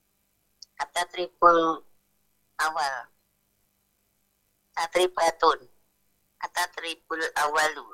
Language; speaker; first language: Arabic; non-native, learner; Indonesian